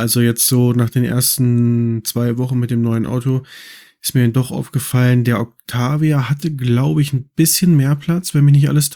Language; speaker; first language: German; native; German